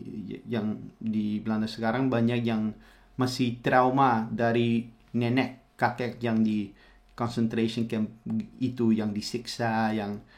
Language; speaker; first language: Indonesian; non-native, fluent; Dutch